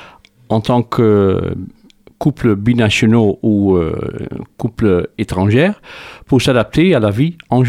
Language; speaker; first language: French; non-native, fluent; Dutch